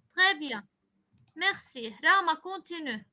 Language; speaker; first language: French; non-native, local second language; Arabic